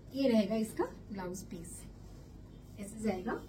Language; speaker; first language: Hindi; non-native, local second language; Bangla